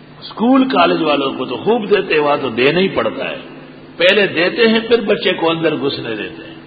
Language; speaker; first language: Urdu; non-native, local second language; Pashto